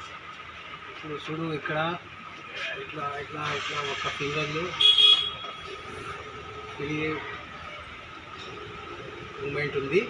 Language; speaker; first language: Telugu; non-native, learner; Hindi